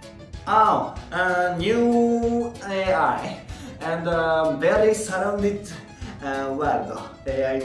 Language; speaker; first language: English; non-native, learner; Japanese